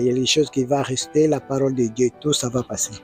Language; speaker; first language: French; non-native, learner; Portuguese